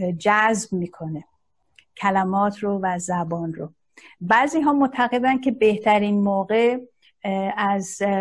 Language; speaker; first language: Persian; non-native, local second language; Azerbaijani